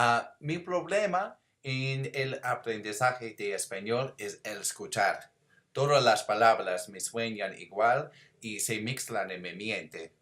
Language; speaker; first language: Spanish; non-native, learner; English